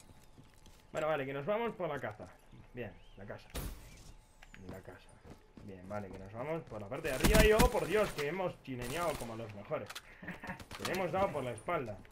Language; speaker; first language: Spanish; native; Spanish